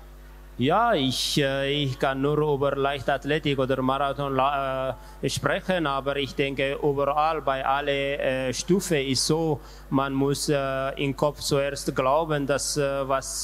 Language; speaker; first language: German; non-native, learner; Tigrinya